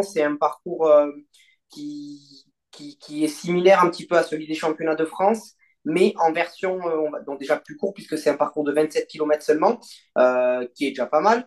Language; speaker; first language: French; native; French